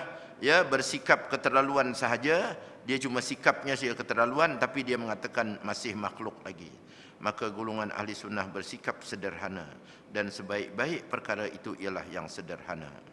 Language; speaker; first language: Malay; native; Malay